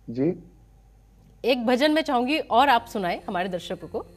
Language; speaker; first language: Hindi; native; Hindi